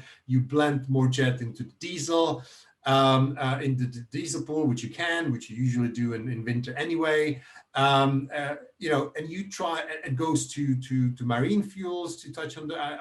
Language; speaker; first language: English; non-native, fluent; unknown